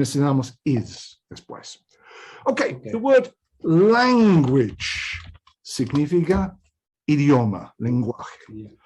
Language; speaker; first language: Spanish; non-native, fluent; English